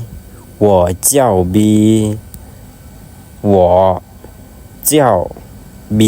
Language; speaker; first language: Chinese; non-native, fluent; Lao